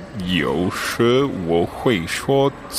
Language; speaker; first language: Chinese; non-native, learner; English